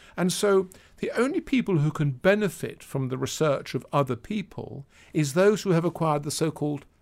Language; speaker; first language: English; native; English